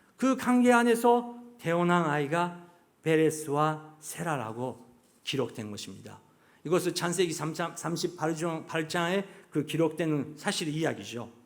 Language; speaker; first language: Korean; non-native, fluent; Japanese